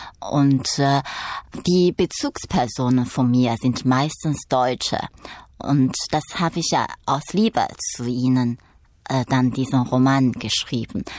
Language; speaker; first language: German; non-native, fluent; Chinese